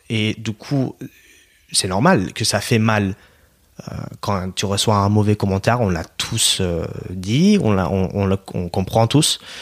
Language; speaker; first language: French; non-native, fluent; English